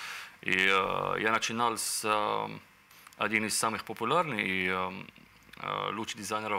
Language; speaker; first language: Russian; non-native, learner; Arabic